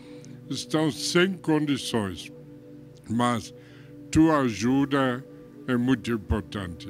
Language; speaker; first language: Portuguese; non-native, fluent; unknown